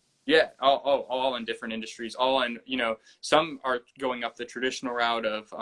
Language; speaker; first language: English; native; English